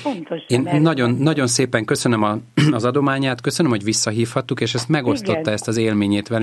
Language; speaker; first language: Hungarian; native; Hungarian